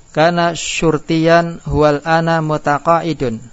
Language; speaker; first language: Arabic; non-native, fluent; Indonesian